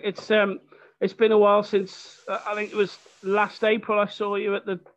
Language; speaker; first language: English; native; English